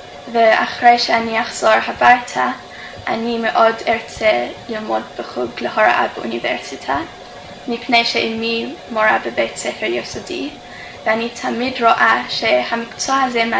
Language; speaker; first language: Hebrew; non-native, fluent; English